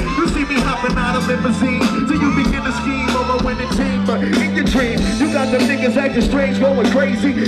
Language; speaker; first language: English; native; English